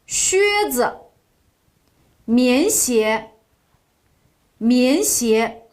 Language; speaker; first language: Chinese; non-native, local second language; Uyghur